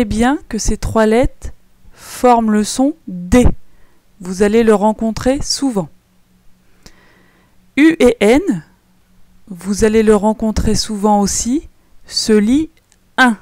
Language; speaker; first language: French; native; French